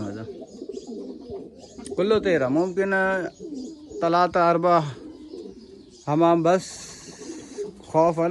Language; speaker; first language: Arabic; non-native, learner; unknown